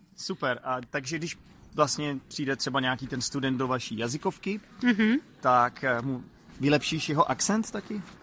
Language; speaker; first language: Czech; native; Czech